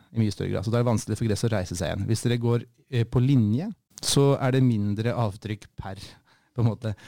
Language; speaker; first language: Norwegian; native; Norwegian